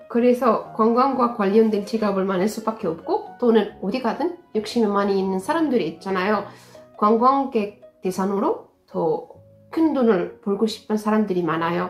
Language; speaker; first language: Korean; non-native, fluent; Arabic